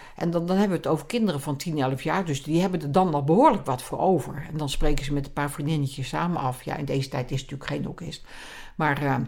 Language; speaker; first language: Dutch; native; Dutch